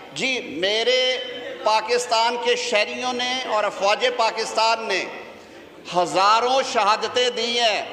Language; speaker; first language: Urdu; non-native, local second language; Punjabi